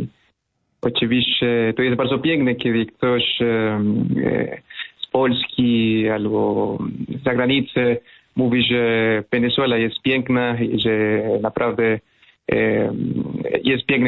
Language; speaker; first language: Polish; non-native, fluent; Spanish